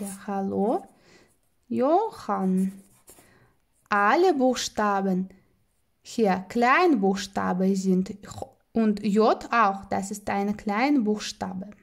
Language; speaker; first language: German; non-native, fluent; Russian